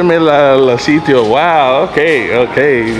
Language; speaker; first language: Spanish; non-native, learner; English